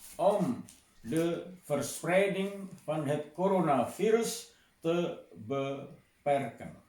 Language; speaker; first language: Dutch; non-native, fluent; Indonesian